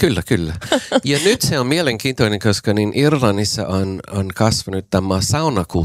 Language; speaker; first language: Finnish; non-native, learner; English